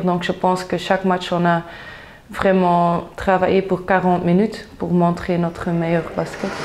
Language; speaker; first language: French; non-native, local second language; Dutch